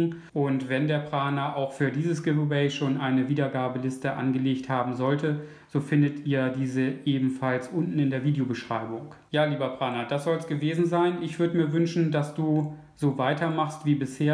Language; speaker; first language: German; native; German